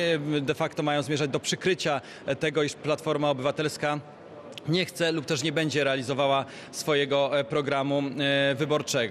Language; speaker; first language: Polish; native; Polish